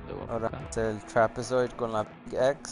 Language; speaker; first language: Spanish; early bilingual, other home language; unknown